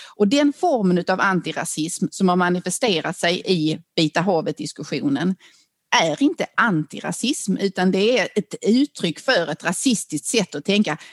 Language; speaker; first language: Swedish; native; Swedish